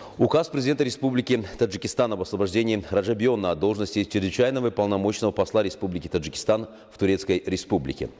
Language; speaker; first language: Russian; non-native, local second language; Tajik